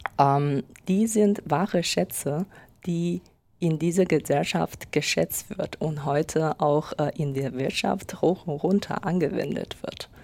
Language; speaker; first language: German; non-native, fluent; Chinese